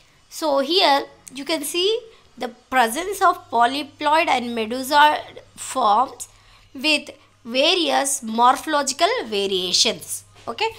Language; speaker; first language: English; non-native, local second language; Telugu